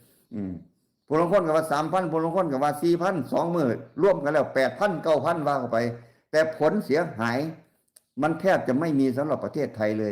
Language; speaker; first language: Thai; non-native, local second language; Lao